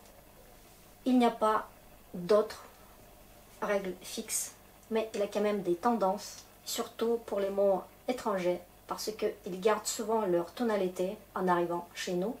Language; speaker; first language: French; non-native, fluent; Russian